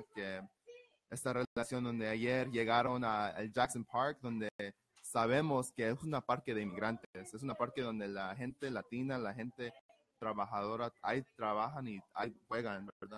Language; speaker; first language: Spanish; early bilingual, heritage; Spanish